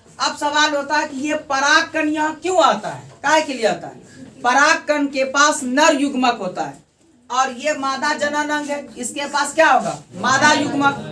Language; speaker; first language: Hindi; native; Hindi